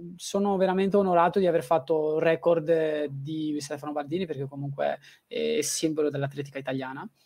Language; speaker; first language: Italian; early bilingual, other home language; Tigrinya